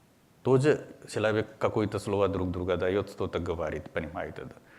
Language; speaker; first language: Russian; non-native, learner; Hindi